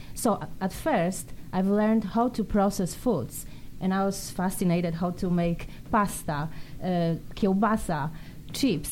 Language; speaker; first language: English; non-native, fluent; Polish